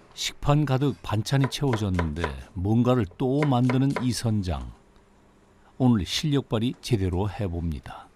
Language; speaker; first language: Korean; native; Korean